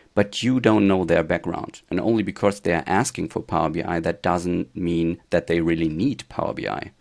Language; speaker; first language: English; non-native, fluent; German